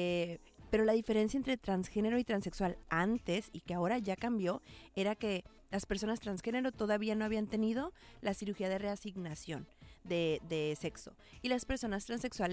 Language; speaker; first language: Spanish; native; Spanish